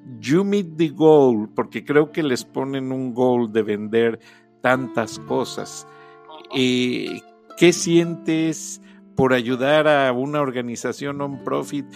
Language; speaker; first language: Spanish; early bilingual, heritage; Spanish